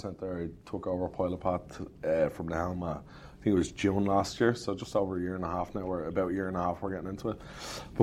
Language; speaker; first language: English; native; English